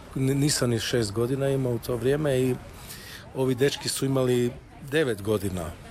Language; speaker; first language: Croatian; early bilingual, heritage; Croatian